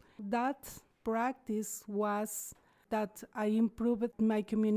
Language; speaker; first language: English; non-native, learner; Spanish